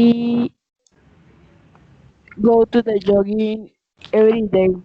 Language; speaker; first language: English; non-native, learner; Spanish